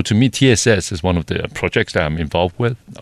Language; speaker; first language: English; non-native, local second language; Cantonese